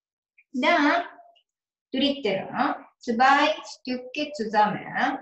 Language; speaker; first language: German; non-native, learner; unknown